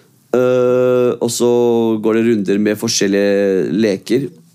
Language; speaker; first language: Norwegian; early bilingual, other home language; Kurdish